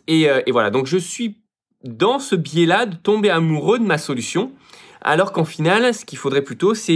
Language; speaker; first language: French; native; French